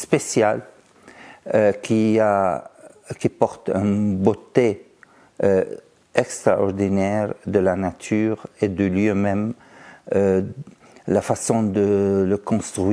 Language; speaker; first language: French; non-native, fluent; Arabic